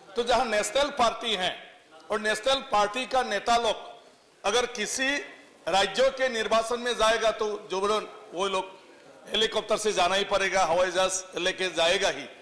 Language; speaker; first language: Hindi; non-native, local second language; Bodo